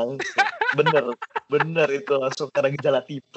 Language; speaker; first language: Indonesian; native; Indonesian